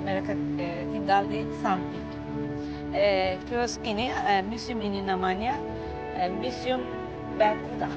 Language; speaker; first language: Indonesian; non-native, learner; Turkish